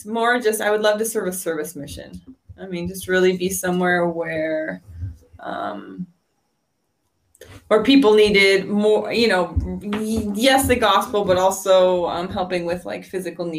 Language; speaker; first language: English; native; English